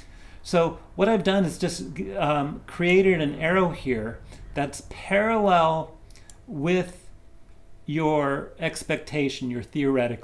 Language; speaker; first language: English; native; English